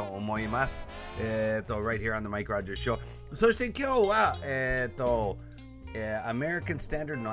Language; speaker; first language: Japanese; non-native, fluent; English